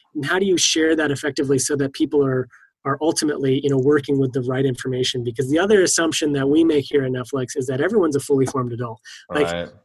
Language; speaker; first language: English; native; English